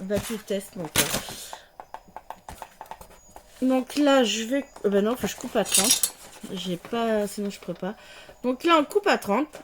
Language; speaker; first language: French; native; French